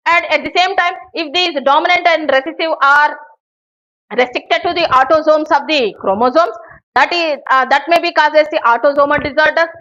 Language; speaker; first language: English; non-native, local second language; Telugu